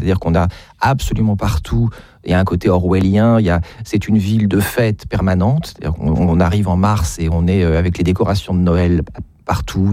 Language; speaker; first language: French; native; French